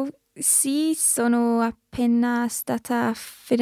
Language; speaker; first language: Italian; non-native, learner; English